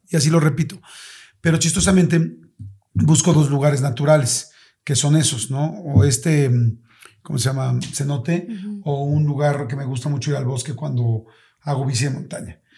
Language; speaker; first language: Spanish; native; Spanish